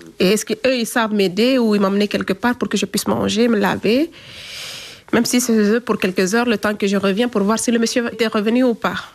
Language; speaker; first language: French; non-native, local second language; Fula